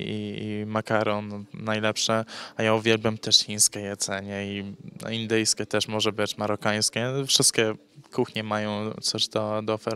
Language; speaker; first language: Polish; early bilingual, heritage; English